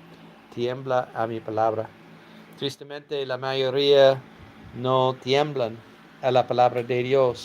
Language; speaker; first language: Spanish; non-native, fluent; English